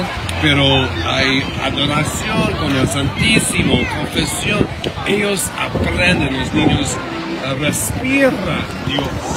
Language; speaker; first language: Spanish; non-native, learner; English